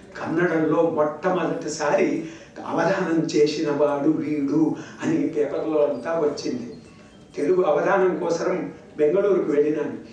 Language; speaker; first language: Telugu; non-native, local second language; Kannada